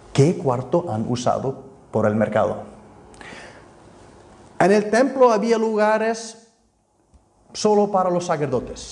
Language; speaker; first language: Spanish; non-native, fluent; Icelandic